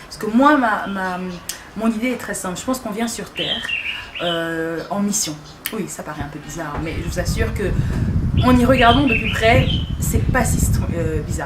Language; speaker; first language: French; native; French